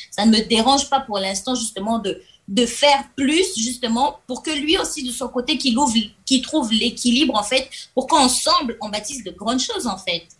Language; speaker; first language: French; non-native, local second language; Lingala